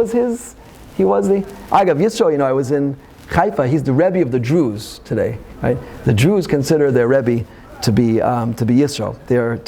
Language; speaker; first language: English; native; English